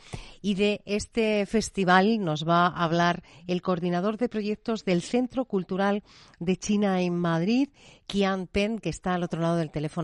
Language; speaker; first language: Spanish; native; Spanish